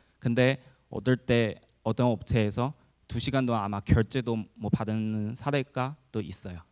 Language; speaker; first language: Korean; non-native, fluent; Chinese